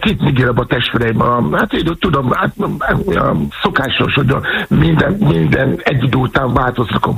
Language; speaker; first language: Hungarian; non-native, fluent; Yoruba